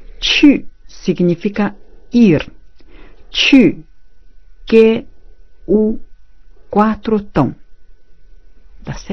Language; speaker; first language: Portuguese; non-native, fluent; Chinese